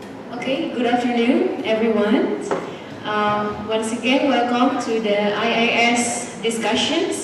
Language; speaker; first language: English; non-native, fluent; Indonesian